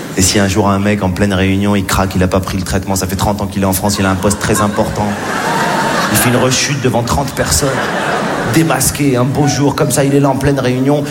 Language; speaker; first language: French; non-native, local second language; Arabic